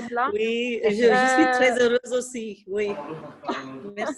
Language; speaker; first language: French; non-native, fluent; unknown